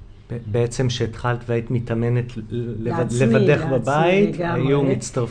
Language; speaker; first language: Hebrew; native; Hebrew